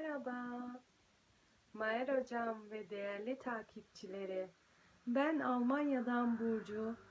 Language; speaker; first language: Turkish; early bilingual, heritage; Turkish